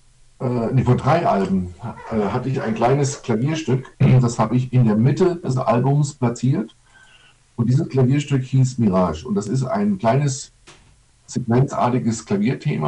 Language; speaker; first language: German; native; German